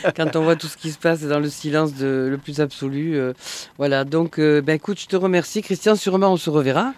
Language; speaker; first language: French; native; French